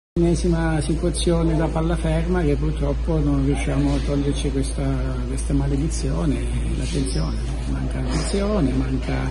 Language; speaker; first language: Italian; native; Italian